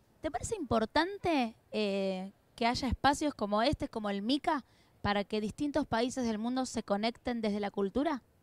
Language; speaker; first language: Spanish; native; Spanish